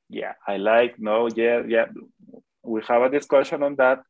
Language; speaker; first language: English; non-native, fluent; Spanish